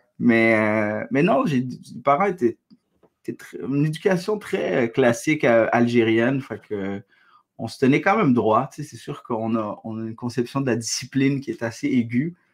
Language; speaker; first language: French; early bilingual, other home language; Arabic